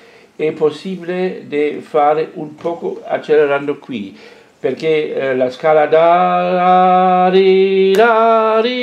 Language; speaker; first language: Italian; non-native, learner; German